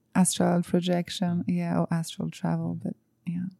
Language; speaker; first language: English; non-native, fluent; French